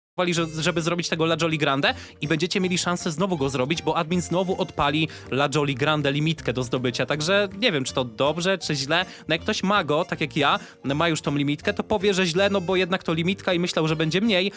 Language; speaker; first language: Polish; native; Polish